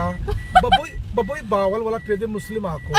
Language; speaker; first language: Filipino; non-native, learner; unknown